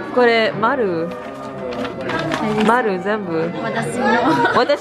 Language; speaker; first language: Japanese; non-native, learner; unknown